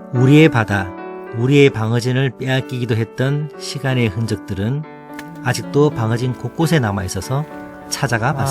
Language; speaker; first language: Korean; native; Korean